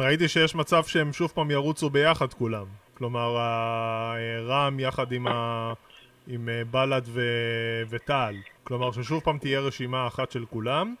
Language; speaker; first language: Hebrew; native; Hebrew